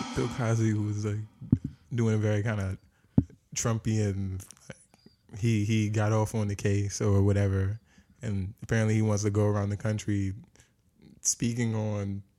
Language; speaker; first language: English; native; English